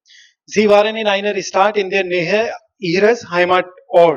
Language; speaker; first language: German; non-native, fluent; Hindi